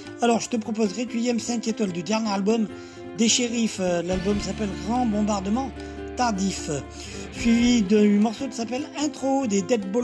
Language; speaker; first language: French; native; French